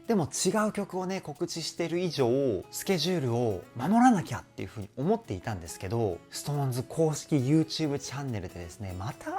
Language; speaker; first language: Japanese; native; Japanese